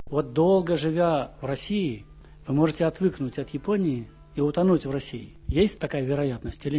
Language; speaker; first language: Russian; native; Russian